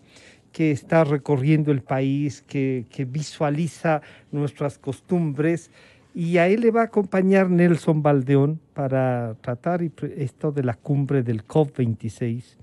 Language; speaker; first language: Spanish; native; Spanish